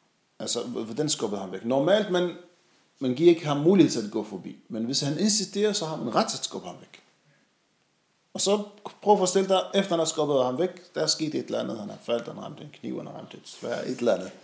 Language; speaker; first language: Danish; non-native, fluent; Arabic